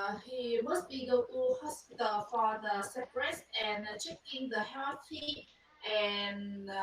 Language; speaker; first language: English; non-native, learner; Vietnamese